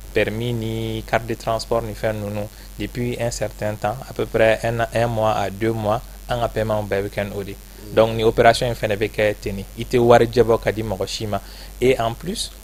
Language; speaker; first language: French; non-native, local second language; Bambara